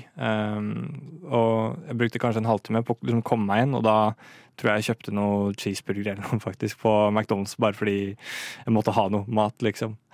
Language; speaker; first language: Norwegian; native; Norwegian